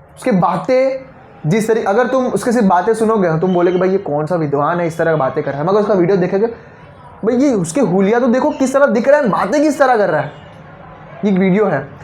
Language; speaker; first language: Hindi; non-native, local second language; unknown